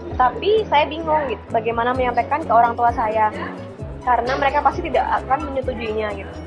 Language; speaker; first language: Indonesian; native; Indonesian